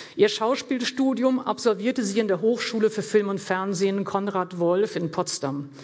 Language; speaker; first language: German; native; German